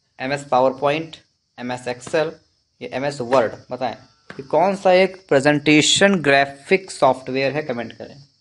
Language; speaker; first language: Hindi; native; Hindi